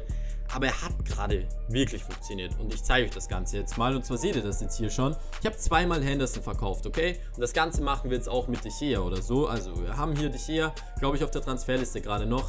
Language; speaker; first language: German; native; German